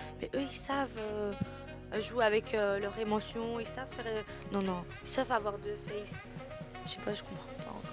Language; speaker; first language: French; native; French